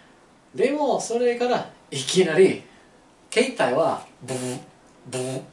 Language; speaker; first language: Japanese; non-native, learner; English